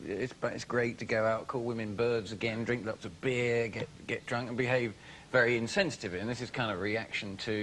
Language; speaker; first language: English; native; English